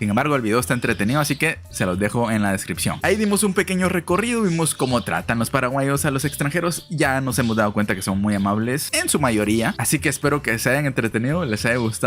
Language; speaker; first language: Spanish; native; Spanish